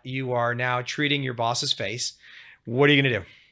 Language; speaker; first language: English; native; English